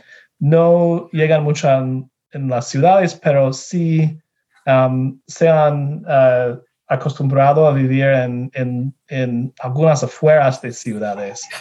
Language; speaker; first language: Spanish; non-native, fluent; English